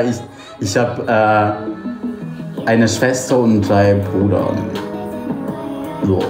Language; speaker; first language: German; non-native, fluent; Polish